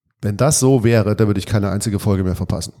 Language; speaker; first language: German; native; German